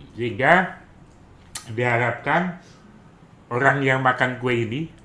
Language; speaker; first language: Indonesian; native; Indonesian